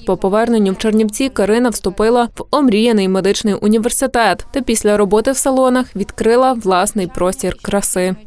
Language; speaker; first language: Ukrainian; native; Ukrainian